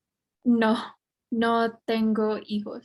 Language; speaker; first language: Spanish; non-native, learner; English